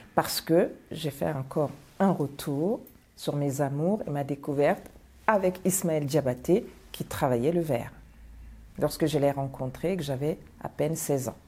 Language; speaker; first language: French; non-native, local second language; Bambara